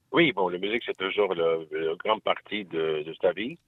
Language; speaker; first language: French; non-native, fluent; English